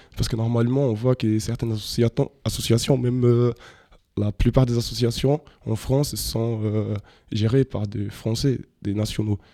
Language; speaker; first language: French; non-native, fluent; Portuguese